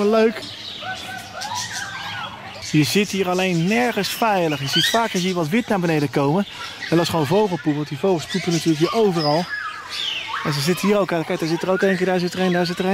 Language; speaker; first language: Dutch; native; Dutch